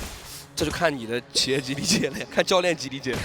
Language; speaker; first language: Chinese; native; Chinese